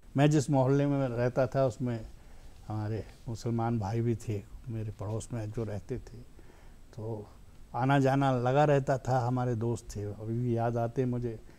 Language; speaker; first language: Hindi; native; Hindi